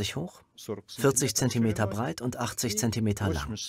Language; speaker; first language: German; non-native, fluent; Russian